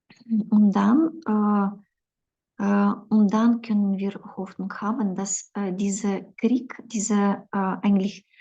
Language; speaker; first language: German; non-native, fluent; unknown